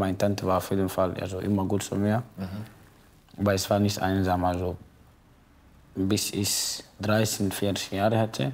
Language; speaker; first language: German; non-native, fluent; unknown